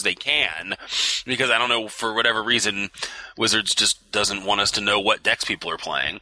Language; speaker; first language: English; native; English